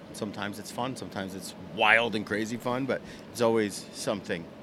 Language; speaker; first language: English; native; English